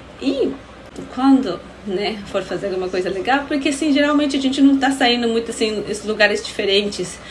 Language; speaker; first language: Portuguese; non-native, fluent; Spanish